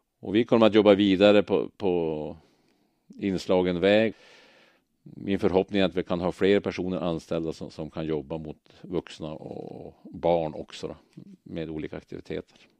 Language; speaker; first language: Swedish; native; Swedish